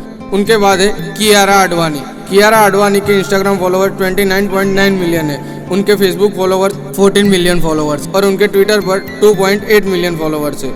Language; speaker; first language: Hindi; native; Hindi